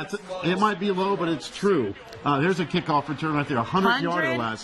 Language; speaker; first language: English; native; English